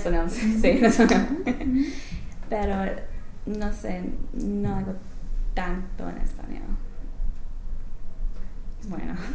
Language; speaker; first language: Spanish; non-native, learner; English